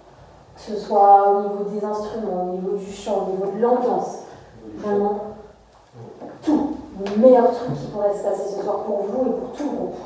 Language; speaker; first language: French; native; French